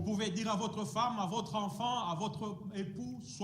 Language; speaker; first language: French; non-native, fluent; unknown